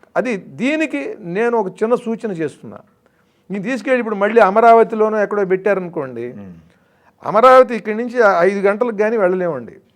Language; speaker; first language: Telugu; native; Telugu